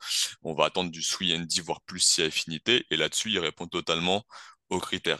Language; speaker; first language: French; native; French